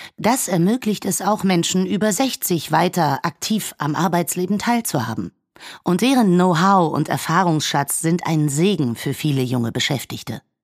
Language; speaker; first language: German; native; German